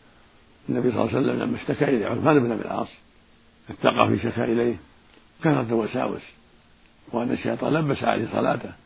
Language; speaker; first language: Arabic; native; Arabic